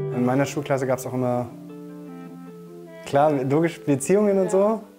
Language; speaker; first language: German; native; German